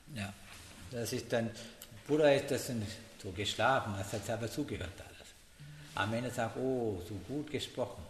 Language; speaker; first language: German; non-native, learner; Sinhala